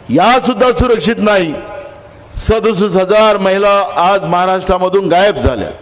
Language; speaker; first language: Marathi; native; Marathi